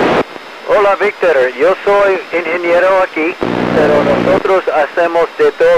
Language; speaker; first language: Spanish; early bilingual, heritage; English